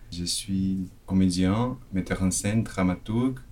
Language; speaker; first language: French; non-native, fluent; Portuguese